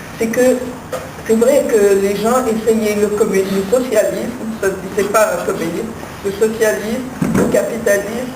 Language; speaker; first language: French; non-native, local second language; Arabic